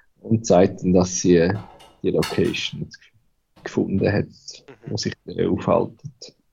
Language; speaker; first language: German; native; German